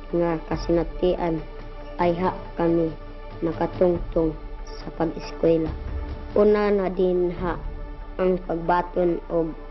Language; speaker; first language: Cebuano; non-native, local second language; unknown